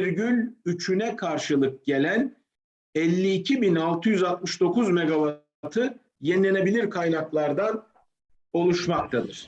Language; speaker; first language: Turkish; native; Turkish